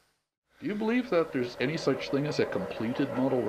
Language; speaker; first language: English; native; English